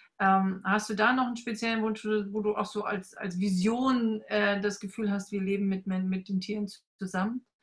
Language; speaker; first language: German; native; German